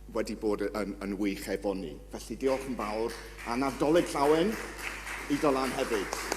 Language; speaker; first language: Welsh; non-native, fluent; English